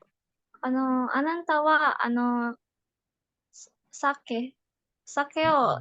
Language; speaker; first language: Japanese; non-native, learner; Indonesian